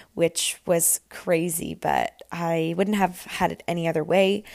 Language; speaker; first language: English; native; English